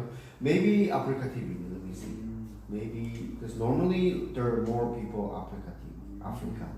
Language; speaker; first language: English; early bilingual, other home language; Korean